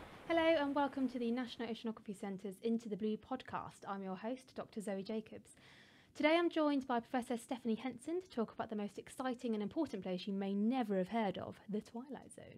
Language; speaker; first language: English; native; English